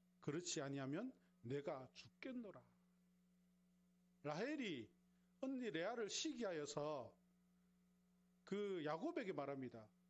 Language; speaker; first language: Korean; native; Korean